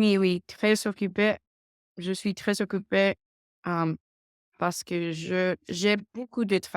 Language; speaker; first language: French; non-native, learner; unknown